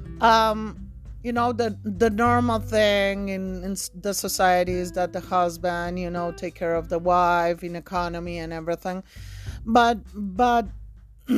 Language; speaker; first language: English; non-native, fluent; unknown